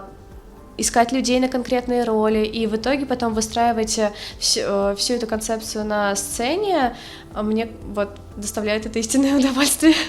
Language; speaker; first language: Russian; native; Russian